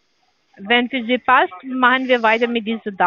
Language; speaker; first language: German; non-native, learner; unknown